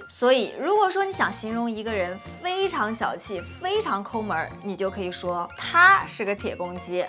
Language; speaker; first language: Chinese; native; Chinese